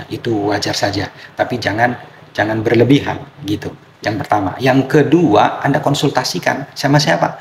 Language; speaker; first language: Indonesian; native; Indonesian